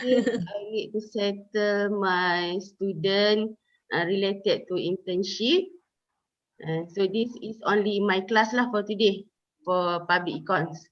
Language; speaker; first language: English; non-native, local second language; Malay